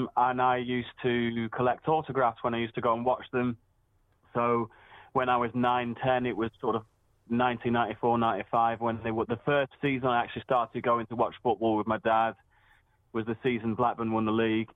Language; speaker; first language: English; native; English